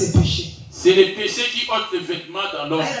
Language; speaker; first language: French; non-native, local second language; Lingala